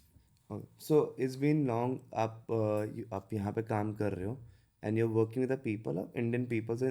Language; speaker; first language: Hindi; native; Hindi